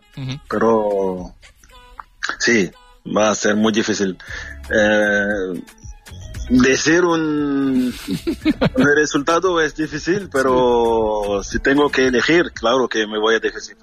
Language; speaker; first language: Spanish; non-native, fluent; French